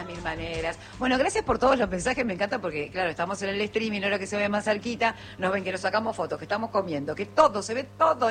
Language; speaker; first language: Spanish; native; Spanish